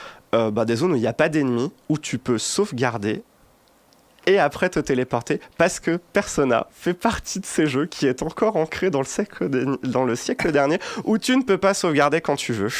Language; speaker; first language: French; native; French